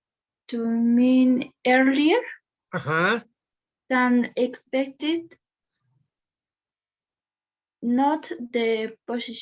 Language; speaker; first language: English; non-native, learner; Spanish